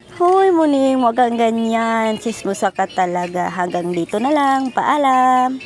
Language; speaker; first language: Filipino; non-native, local second language; Cebuano